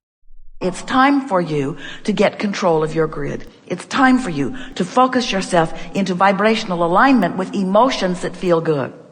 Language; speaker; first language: English; native; English